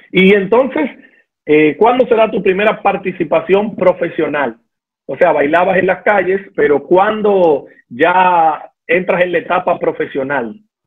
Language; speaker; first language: Spanish; native; Spanish